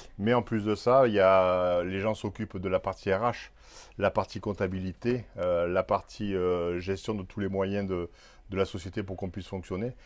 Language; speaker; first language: French; native; French